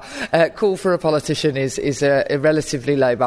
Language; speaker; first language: English; native; English